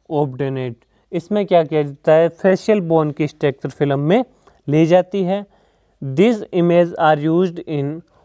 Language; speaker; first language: Hindi; native; Hindi